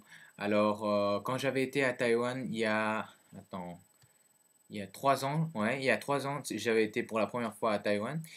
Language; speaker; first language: French; early bilingual, other home language; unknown